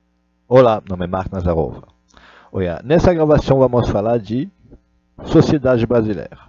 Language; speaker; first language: Portuguese; non-native, learner; Russian